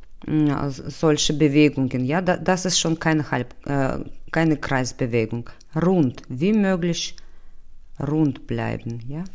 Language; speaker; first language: German; non-native, learner; Russian